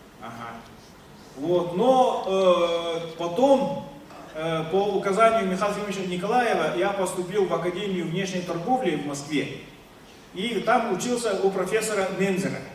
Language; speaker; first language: Russian; non-native, local second language; Yakut